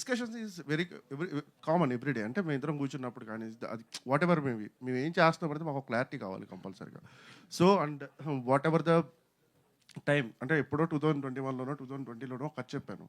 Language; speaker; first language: Telugu; native; Telugu